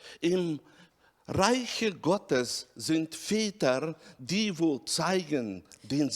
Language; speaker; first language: German; non-native, fluent; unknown